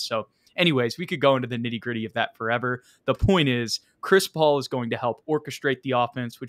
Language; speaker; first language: English; native; English